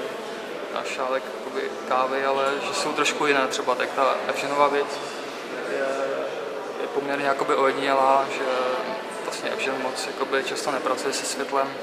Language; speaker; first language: Czech; native; Czech